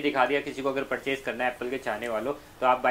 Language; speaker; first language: Hindi; native; Hindi